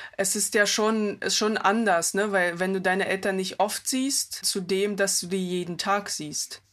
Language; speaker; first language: German; early bilingual, other home language; Russian